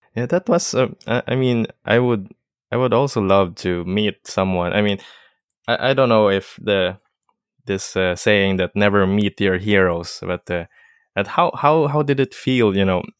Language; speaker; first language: English; non-native, local second language; Filipino